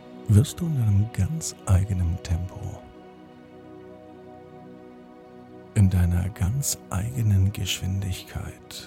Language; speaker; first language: German; native; German